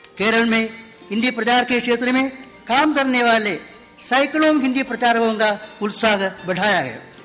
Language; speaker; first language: Hindi; non-native, local second language; Malayalam